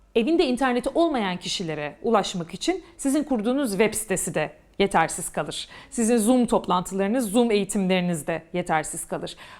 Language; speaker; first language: Turkish; native; Turkish